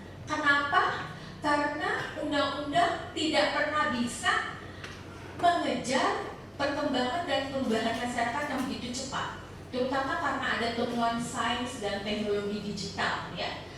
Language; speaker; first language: Indonesian; native; Indonesian